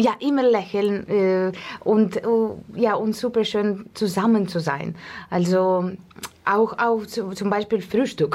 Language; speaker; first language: German; non-native, learner; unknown